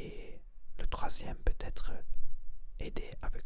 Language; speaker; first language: French; non-native, learner; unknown